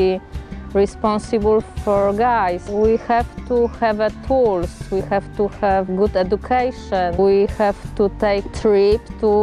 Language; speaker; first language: English; non-native, learner; Polish